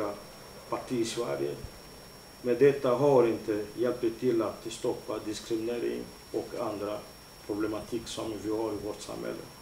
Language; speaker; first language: Swedish; non-native, fluent; Lingala